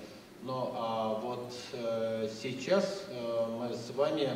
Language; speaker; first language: Russian; native; Russian